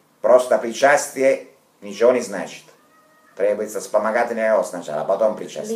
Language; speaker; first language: Russian; non-native, fluent; Italian